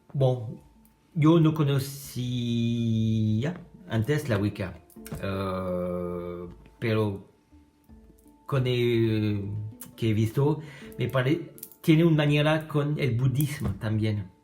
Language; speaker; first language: Spanish; non-native, learner; French